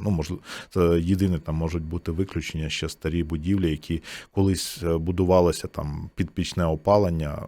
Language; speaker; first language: Ukrainian; native; Ukrainian